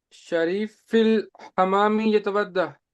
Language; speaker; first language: Arabic; non-native, learner; Urdu